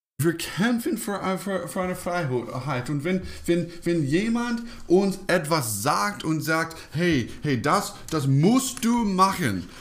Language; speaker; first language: German; non-native, fluent; English